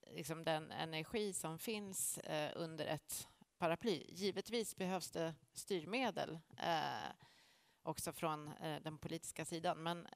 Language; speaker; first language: Swedish; native; Swedish